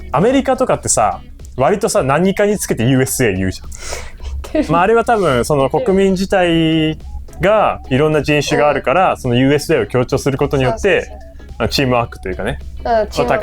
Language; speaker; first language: Japanese; native; Japanese